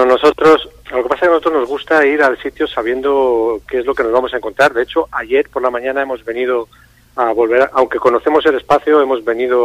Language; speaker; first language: Spanish; native; Spanish